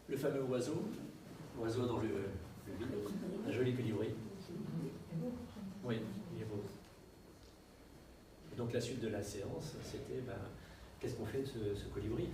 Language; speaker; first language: French; native; French